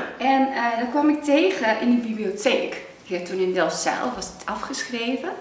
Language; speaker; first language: Dutch; early bilingual, other home language; Cantonese